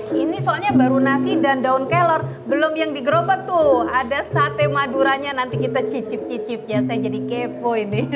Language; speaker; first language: Indonesian; native; Indonesian